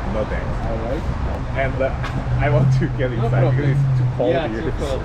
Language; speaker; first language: English; non-native, learner; Korean